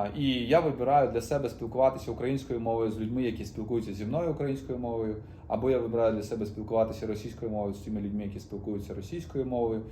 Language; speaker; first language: Ukrainian; non-native, local second language; Russian